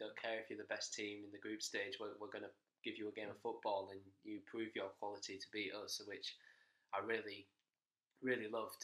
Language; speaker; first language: English; native; English